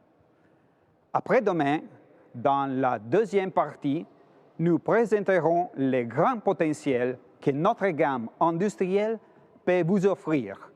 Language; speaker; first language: French; non-native, fluent; Italian